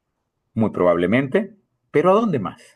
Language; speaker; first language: Spanish; native; Spanish